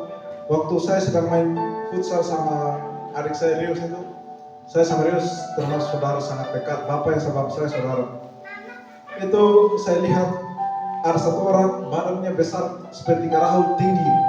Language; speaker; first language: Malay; non-native, local second language; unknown